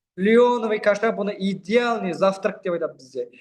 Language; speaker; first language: Russian; non-native, local second language; Kazakh